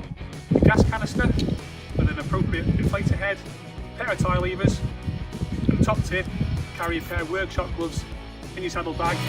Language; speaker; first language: English; native; English